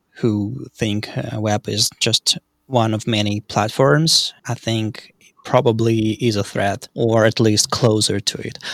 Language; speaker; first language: English; non-native, fluent; Russian